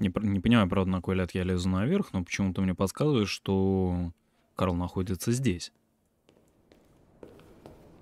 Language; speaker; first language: Russian; native; Russian